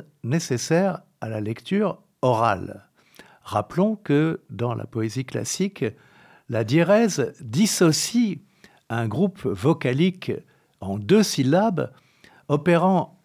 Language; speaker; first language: French; native; French